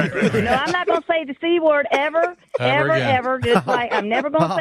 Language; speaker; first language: English; native; English